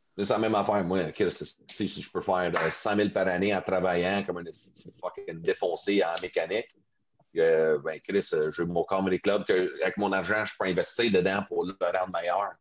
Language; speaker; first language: French; non-native, local second language; English